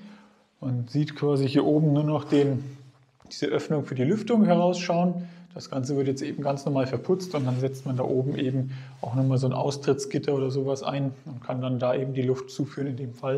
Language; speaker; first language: German; native; German